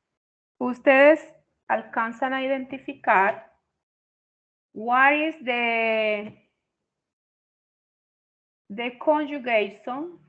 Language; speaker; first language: English; non-native, fluent; Spanish